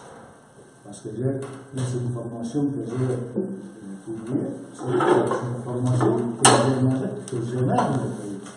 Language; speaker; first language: French; non-native, learner; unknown